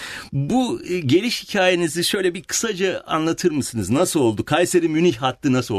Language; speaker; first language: Turkish; native; Turkish